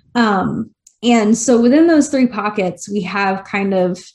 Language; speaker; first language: English; native; English